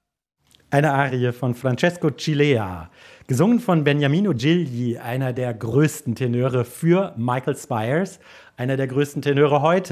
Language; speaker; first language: German; native; German